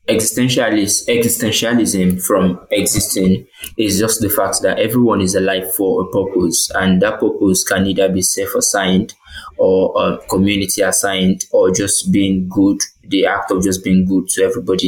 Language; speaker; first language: English; non-native, local second language; Yoruba